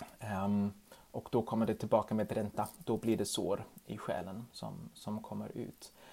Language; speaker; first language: Swedish; non-native, fluent; German